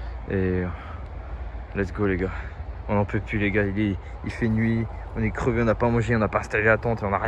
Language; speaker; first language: French; native; French